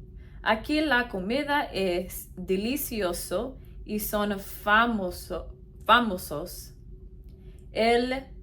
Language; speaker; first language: Spanish; non-native, learner; English